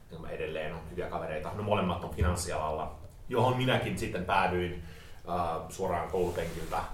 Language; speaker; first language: Finnish; early bilingual, heritage; Finnish